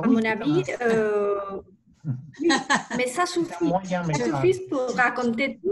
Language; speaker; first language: French; non-native, learner; Spanish